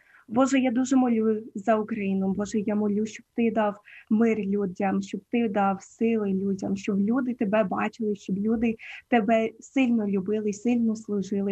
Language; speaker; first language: Ukrainian; non-native, local second language; English